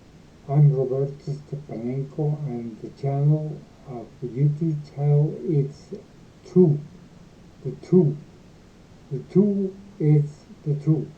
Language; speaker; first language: English; non-native, learner; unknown